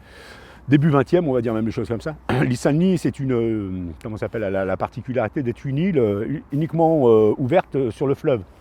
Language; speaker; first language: French; native; French